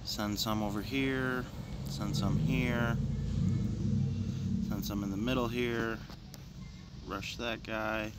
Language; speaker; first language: English; native; English